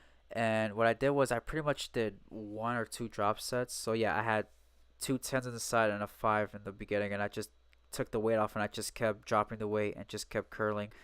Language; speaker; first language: English; native; English